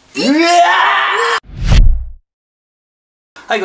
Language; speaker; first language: Japanese; native; Japanese